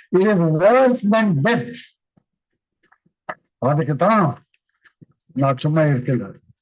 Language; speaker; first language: Tamil; non-native, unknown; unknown